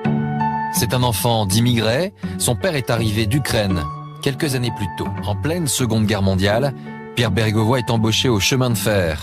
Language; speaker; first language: French; native; French